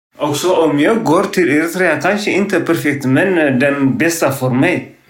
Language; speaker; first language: Swedish; non-native, learner; Tigrinya